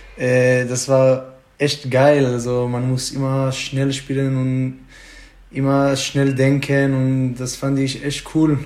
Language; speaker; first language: German; non-native, learner; Hebrew